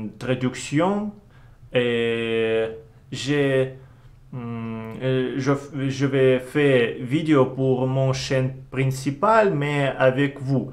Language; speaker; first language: French; non-native, learner; Russian